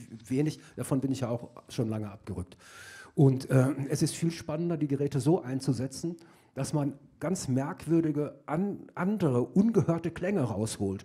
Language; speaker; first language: German; native; German